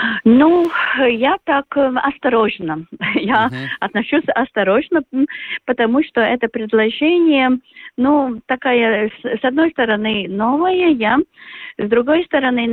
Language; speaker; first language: Russian; non-native, local second language; Latvian